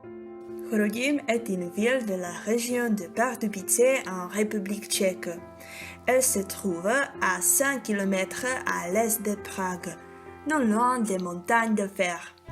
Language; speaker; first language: French; non-native, fluent; Czech